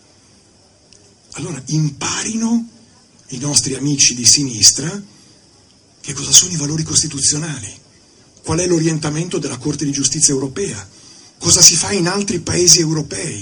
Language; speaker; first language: Italian; native; Italian